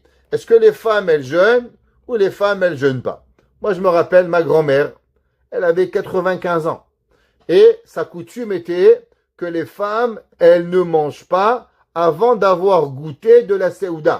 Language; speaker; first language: French; native; French